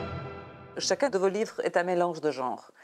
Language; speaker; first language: French; non-native, fluent; Serbian